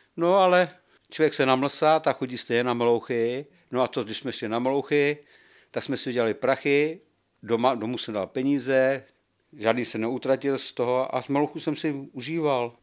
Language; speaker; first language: Czech; native; Czech